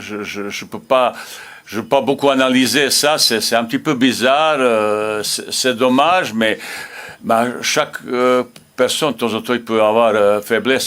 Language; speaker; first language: French; non-native, learner; Bosnian